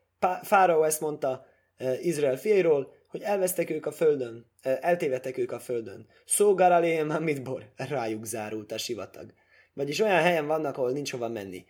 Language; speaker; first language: Hungarian; early bilingual, heritage; Hungarian